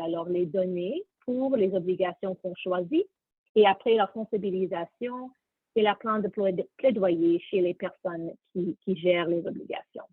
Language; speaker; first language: French; non-native, learner; English